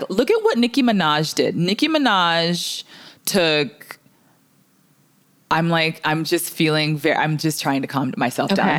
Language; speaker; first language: English; native; English